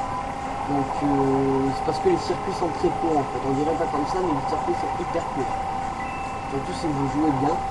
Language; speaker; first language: French; native; French